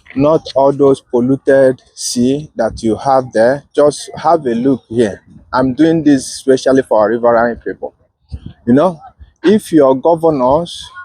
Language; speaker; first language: Nigerian Pidgin; non-native, local second language; Igbo